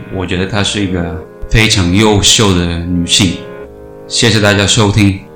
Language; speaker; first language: Chinese; non-native, fluent; Spanish